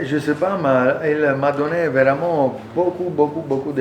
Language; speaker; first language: French; non-native, learner; Italian